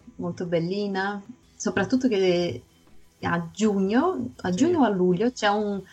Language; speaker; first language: Italian; non-native, fluent; Portuguese